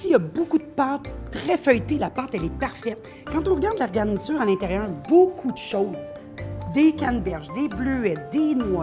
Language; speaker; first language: French; native; French